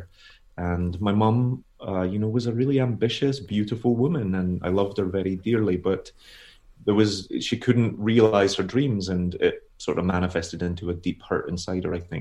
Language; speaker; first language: English; native; English